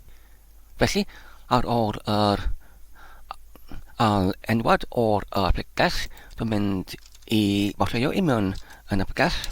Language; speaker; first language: Welsh; non-native, learner; English